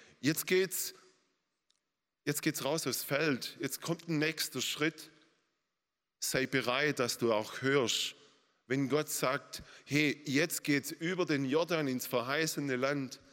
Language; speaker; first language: German; native; German